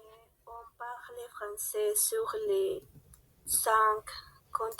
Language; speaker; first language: French; non-native, learner; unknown